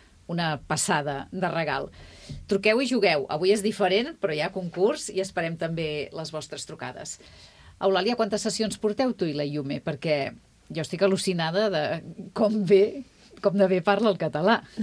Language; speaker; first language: Catalan; native; Catalan